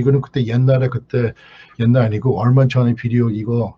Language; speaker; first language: Korean; early bilingual, heritage; Korean